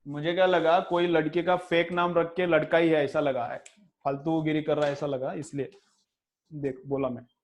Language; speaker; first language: Hindi; non-native, local second language; Marathi